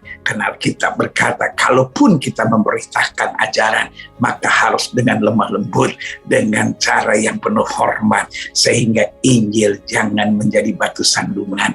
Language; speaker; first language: Indonesian; native; Indonesian